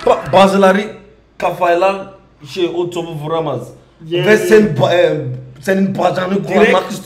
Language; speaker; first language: Turkish; non-native, learner; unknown